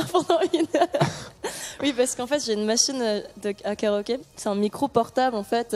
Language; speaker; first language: French; early bilingual, other home language; Korean